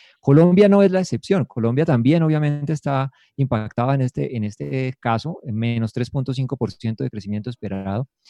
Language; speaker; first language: Spanish; native; Spanish